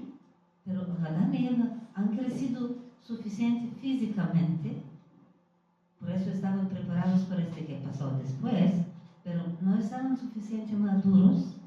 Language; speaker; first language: Spanish; non-native, fluent; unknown